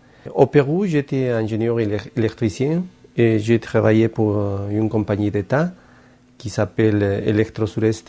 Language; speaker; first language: French; non-native, fluent; Spanish